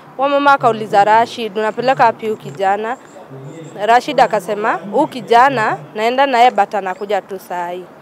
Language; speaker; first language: Swahili; native; Swahili